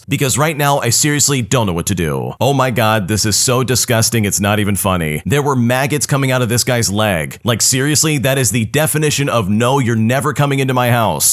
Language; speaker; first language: English; native; English